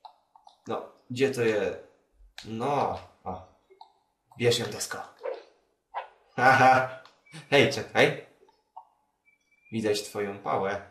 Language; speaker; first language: Polish; native; Polish